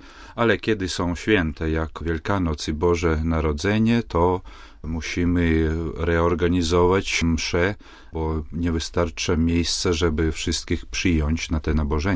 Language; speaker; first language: Polish; non-native, fluent; Latvian